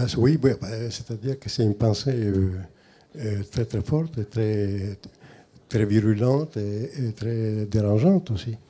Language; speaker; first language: French; non-native, fluent; Greek